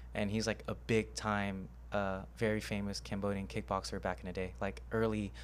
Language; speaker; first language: English; native; English